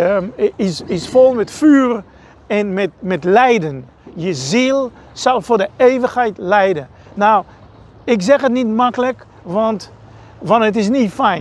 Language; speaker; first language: Dutch; non-native, fluent; Hebrew